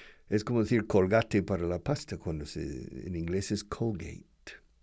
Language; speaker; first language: Spanish; non-native, fluent; English